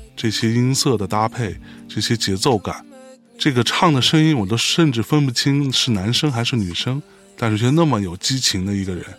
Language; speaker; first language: Chinese; native; Chinese